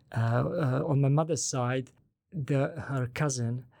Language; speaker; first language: English; non-native, fluent; Bosnian